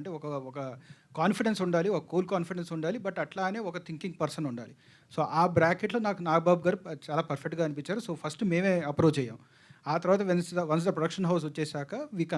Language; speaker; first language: Telugu; native; Telugu